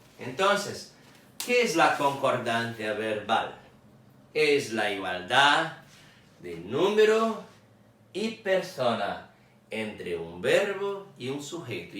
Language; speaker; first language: Spanish; non-native, fluent; Portuguese